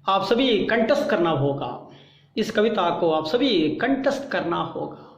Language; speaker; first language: Hindi; non-native, local second language; Kannada